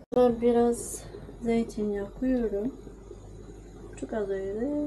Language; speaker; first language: Turkish; non-native, learner; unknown